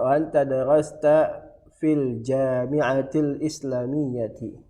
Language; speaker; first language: Arabic; non-native, fluent; Indonesian